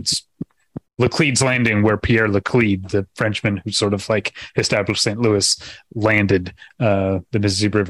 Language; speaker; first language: English; native; English